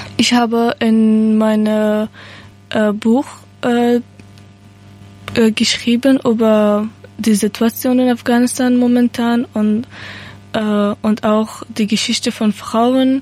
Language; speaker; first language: German; non-native, learner; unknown